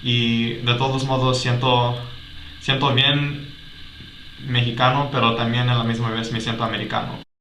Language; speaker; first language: Spanish; early bilingual, heritage; Spanish